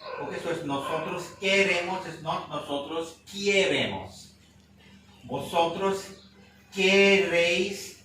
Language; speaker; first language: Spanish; non-native, fluent; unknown